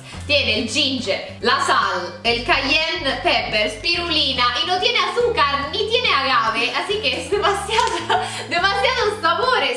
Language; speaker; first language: Spanish; non-native, fluent; Italian